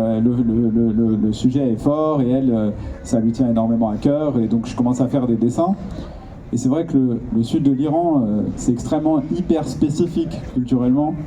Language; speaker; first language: French; native; French